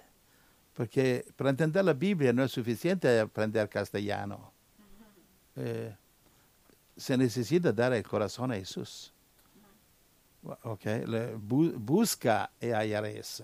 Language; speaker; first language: Spanish; non-native, learner; Italian